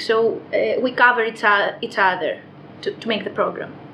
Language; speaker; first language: English; non-native, fluent; Greek